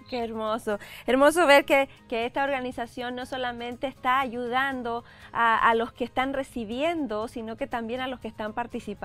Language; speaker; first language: Spanish; native; Spanish